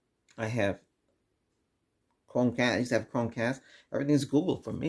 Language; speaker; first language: English; native; English